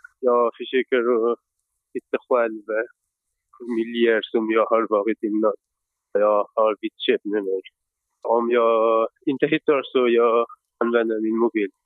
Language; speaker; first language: Swedish; non-native, fluent; Persian